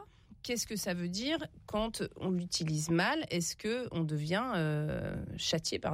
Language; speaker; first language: French; native; French